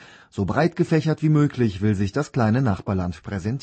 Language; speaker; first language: German; native; German